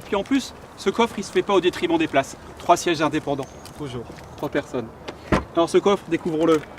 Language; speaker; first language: French; native; French